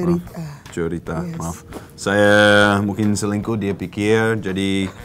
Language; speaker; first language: Indonesian; non-native, learner; English